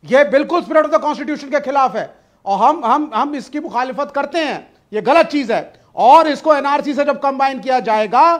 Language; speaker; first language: Hindi; native; Hindi